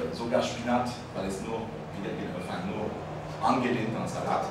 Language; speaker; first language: German; non-native, fluent; French